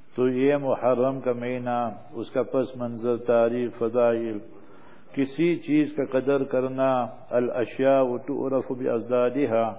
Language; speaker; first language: Urdu; non-native, fluent; English